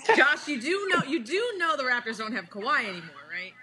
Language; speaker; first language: English; native; English